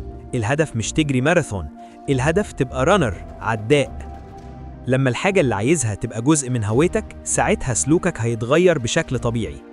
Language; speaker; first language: Arabic; native; Arabic